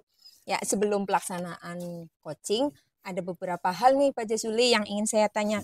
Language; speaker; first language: Indonesian; native; Indonesian